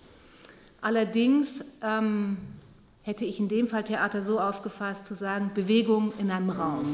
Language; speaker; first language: German; native; German